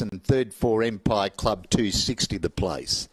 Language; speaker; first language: English; native; English